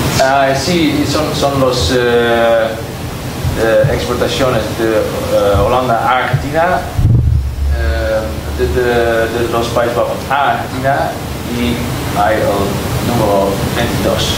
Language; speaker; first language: Spanish; non-native, learner; Dutch